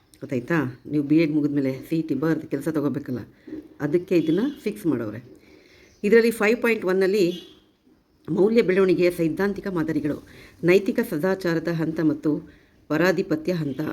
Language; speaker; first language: Kannada; native; Kannada